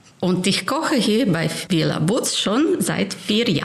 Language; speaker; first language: German; non-native, fluent; Ukrainian